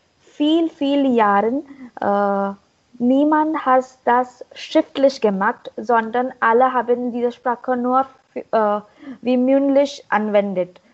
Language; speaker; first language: German; non-native, learner; Marathi